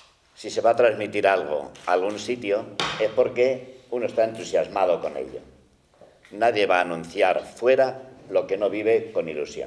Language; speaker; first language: Spanish; native; Spanish